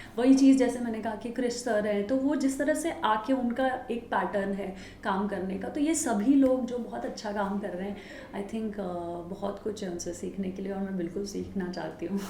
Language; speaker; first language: Hindi; native; Hindi